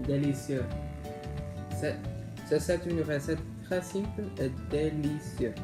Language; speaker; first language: French; non-native, learner; English